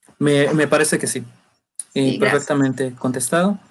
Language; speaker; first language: Spanish; native; Spanish